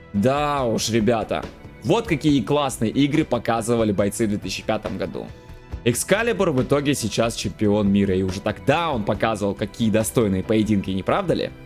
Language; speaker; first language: Russian; native; Russian